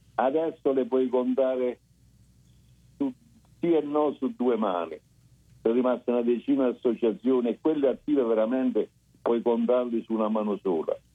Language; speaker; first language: Italian; early bilingual, heritage; Italian